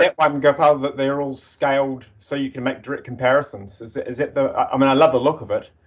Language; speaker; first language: English; native; English